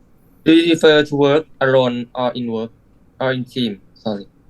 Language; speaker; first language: English; non-native, learner; Thai